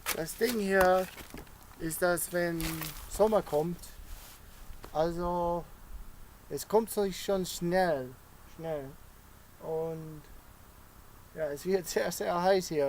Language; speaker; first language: German; non-native, learner; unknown